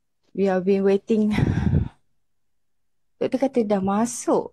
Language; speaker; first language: English; non-native, local second language; Malay